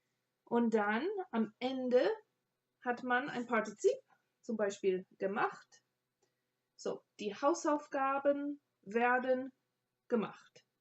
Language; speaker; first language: German; non-native, fluent; English